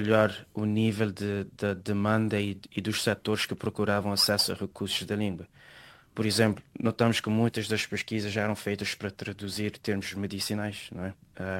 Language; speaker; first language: Portuguese; non-native, local second language; Kabuverdianu